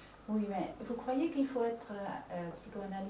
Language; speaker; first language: French; non-native, fluent; Dutch